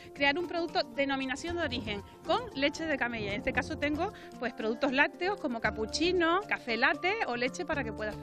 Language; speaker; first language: Spanish; native; Spanish